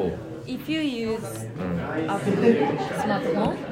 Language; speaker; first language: English; non-native, learner; Japanese